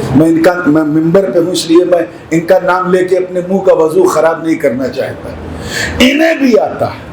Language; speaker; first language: Urdu; native; Urdu